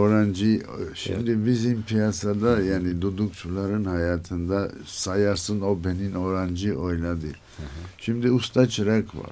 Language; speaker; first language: Turkish; non-native, learner; Armenian